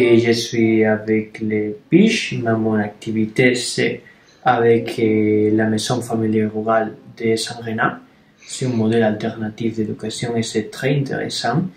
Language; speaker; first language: French; non-native, learner; Spanish